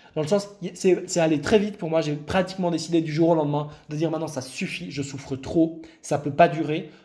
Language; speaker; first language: French; non-native, local second language; Arabic